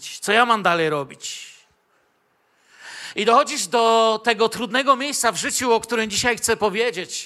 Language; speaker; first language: Polish; native; Polish